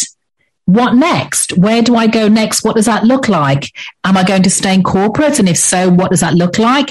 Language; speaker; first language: English; native; English